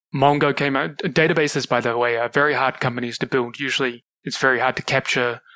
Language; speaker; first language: English; native; English